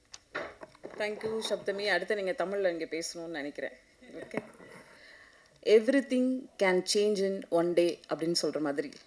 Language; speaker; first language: Tamil; native; Tamil